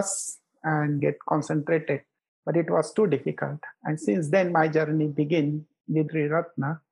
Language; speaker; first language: English; non-native, local second language; Marathi